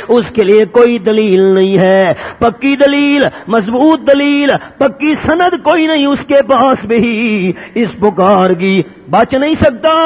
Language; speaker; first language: Urdu; non-native, local second language; Pashto